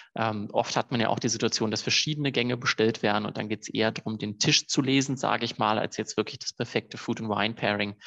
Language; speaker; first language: German; native; German